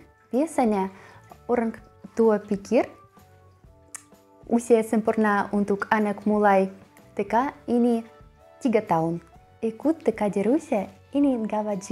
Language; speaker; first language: Indonesian; non-native, learner; Russian